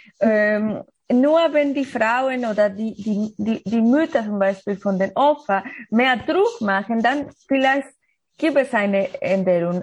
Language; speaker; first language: German; non-native, learner; Spanish